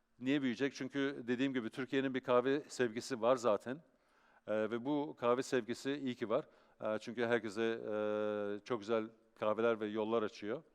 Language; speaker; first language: Turkish; early bilingual, heritage; Turkish